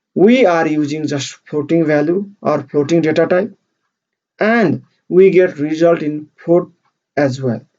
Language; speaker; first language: English; non-native, local second language; Nepali